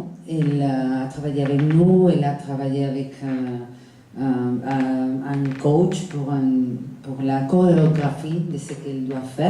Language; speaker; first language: French; non-native, fluent; Spanish